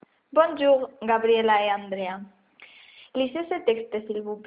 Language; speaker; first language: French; non-native, fluent; Spanish